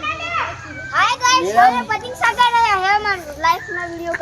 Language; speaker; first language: Hindi; non-native, local second language; Gujarati